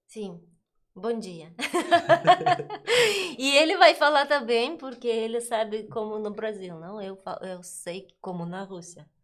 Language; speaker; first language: Portuguese; non-native, learner; Russian